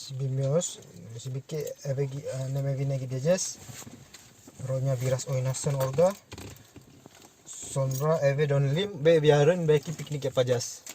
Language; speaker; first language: Turkish; non-native, learner; Indonesian